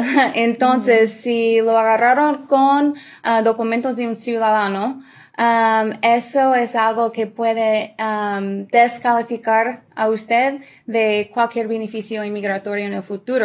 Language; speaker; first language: Spanish; early bilingual, other home language; English